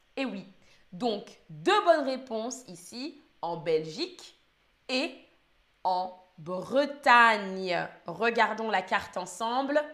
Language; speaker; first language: French; native; French